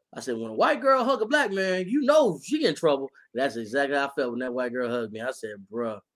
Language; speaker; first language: English; native; English